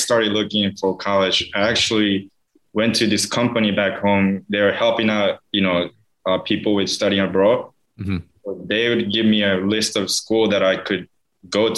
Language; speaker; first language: English; non-native, fluent; Japanese